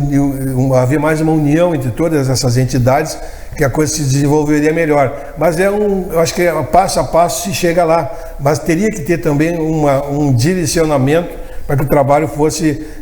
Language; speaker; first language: Portuguese; native; Portuguese